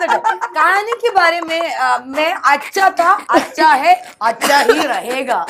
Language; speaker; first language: Hindi; non-native, learner; Malayalam